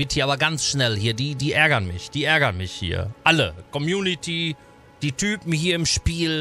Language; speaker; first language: German; native; German